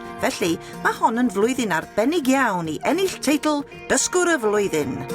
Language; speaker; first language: Welsh; native; Welsh